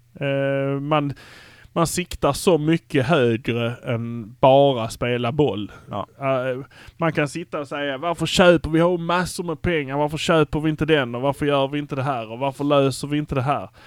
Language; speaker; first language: Swedish; native; Swedish